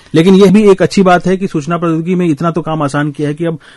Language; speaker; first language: Hindi; native; Hindi